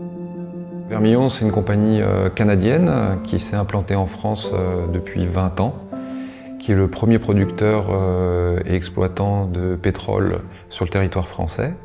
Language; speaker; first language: French; native; French